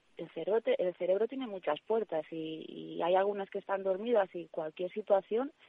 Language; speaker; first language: Spanish; native; Spanish